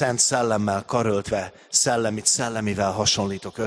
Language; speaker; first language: Hungarian; native; Hungarian